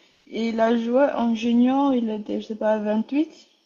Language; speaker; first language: French; non-native, learner; Rundi